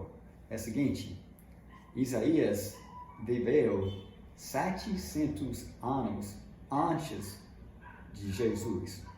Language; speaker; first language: Portuguese; non-native, fluent; English